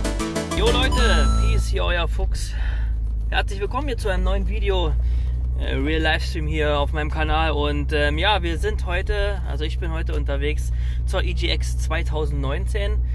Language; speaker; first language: German; native; German